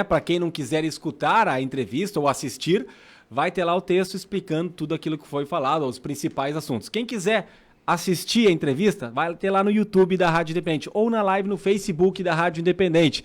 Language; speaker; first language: Portuguese; native; Portuguese